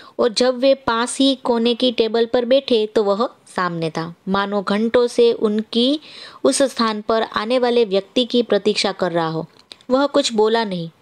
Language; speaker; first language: Hindi; non-native, local second language; Gujarati